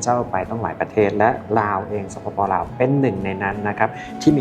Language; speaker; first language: Thai; native; Thai